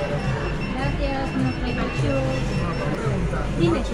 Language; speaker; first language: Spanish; non-native, learner; Filipino